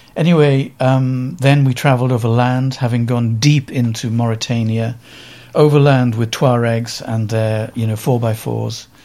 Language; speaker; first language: English; native; English